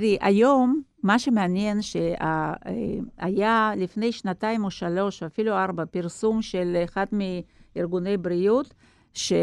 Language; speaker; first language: Hebrew; non-native, fluent; Russian